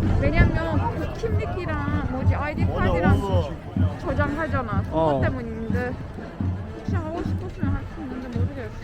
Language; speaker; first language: Korean; non-native, learner; Turkish